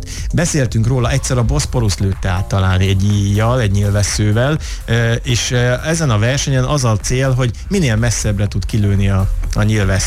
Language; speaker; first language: Hungarian; native; Hungarian